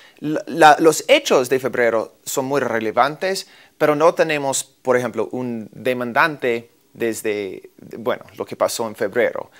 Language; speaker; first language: Spanish; non-native, fluent; English